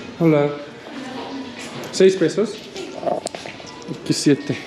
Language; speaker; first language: Spanish; non-native, learner; Korean